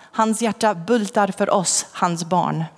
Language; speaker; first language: Swedish; non-native, fluent; English